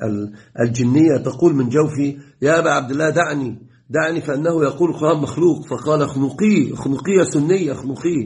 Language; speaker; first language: Arabic; native; Arabic